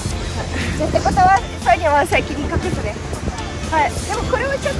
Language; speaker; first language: Japanese; non-native, fluent; German